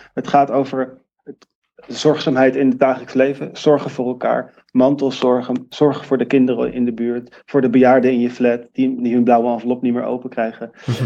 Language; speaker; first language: Dutch; native; Dutch